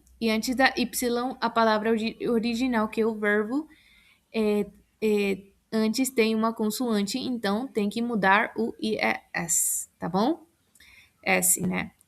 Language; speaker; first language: Portuguese; non-native, fluent; Spanish